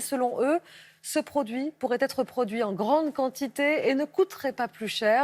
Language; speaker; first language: French; native; French